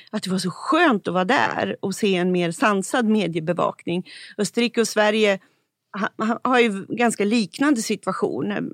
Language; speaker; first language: Swedish; native; Swedish